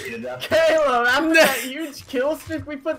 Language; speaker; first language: English; native; English